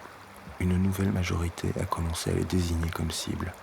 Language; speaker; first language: French; native; French